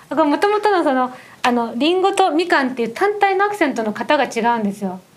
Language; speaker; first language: Japanese; native; Japanese